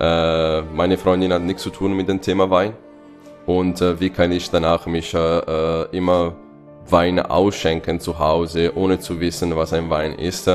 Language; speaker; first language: German; non-native, fluent; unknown